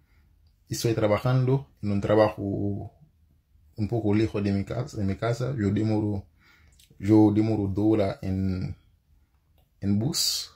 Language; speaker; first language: Spanish; non-native, fluent; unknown